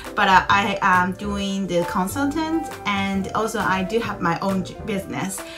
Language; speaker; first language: English; non-native, fluent; Japanese